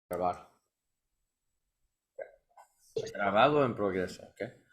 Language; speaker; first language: Spanish; non-native, learner; English